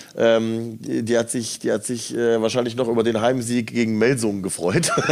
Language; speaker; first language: German; native; German